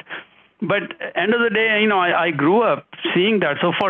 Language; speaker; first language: English; non-native, local second language; Hindi